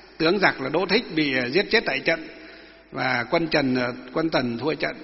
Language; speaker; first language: Vietnamese; non-native, local second language; Muong